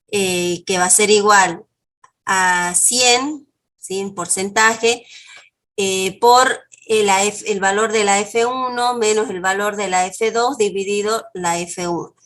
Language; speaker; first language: Spanish; native; Spanish